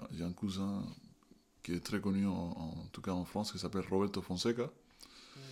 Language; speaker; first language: French; non-native, fluent; Spanish